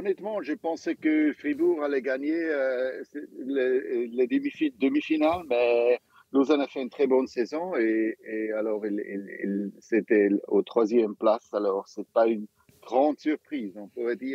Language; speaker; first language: French; non-native, local second language; German